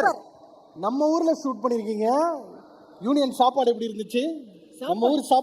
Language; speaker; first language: Tamil; native; Tamil